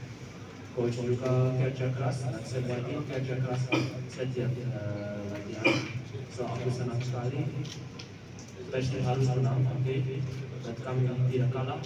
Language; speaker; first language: Indonesian; non-native, learner; Dutch